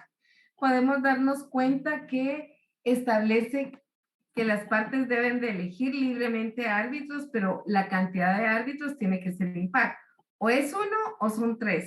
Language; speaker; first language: Spanish; native; Spanish